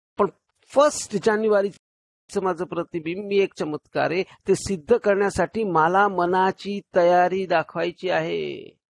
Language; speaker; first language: Marathi; early bilingual, heritage; Marathi